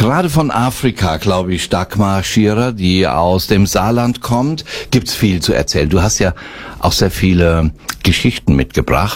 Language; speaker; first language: German; native; German